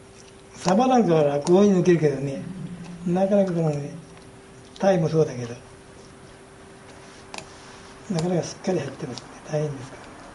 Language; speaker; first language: Japanese; native; Japanese